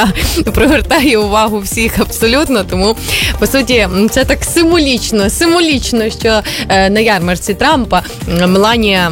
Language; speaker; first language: Ukrainian; native; Ukrainian